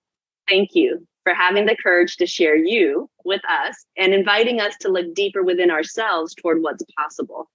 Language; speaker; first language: English; native; English